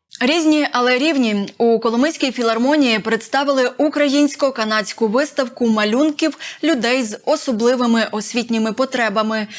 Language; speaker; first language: Ukrainian; native; Ukrainian